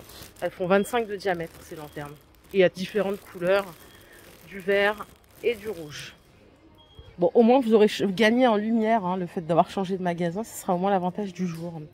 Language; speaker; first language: French; native; French